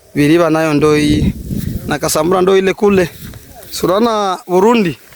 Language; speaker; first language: Swahili; native; Swahili